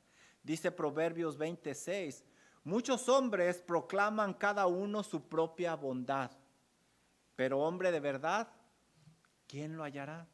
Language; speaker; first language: Spanish; native; Spanish